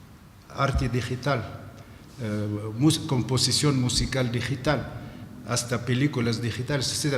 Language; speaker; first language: Spanish; non-native, fluent; Arabic